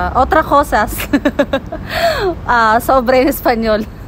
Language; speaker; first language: Spanish; non-native, learner; Filipino